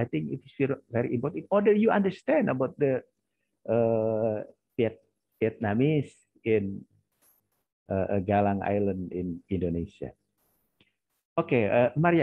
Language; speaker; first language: English; non-native, learner; Indonesian